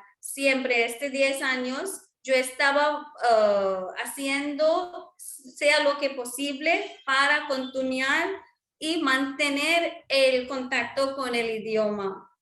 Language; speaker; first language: Spanish; non-native, fluent; Marwari